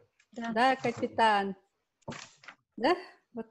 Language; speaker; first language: Russian; non-native, local second language; Kyrgyz